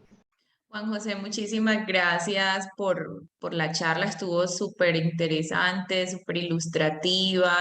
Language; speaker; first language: Spanish; native; Spanish